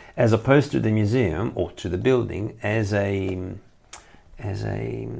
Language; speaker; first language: English; non-native, fluent; Italian